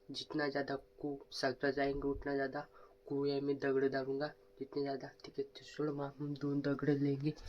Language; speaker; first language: Hindi; non-native, local second language; Marathi